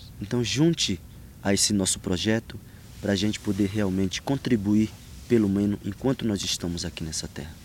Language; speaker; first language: Portuguese; non-native, local second language; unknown